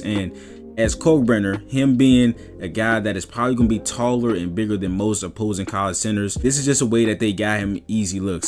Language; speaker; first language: English; native; English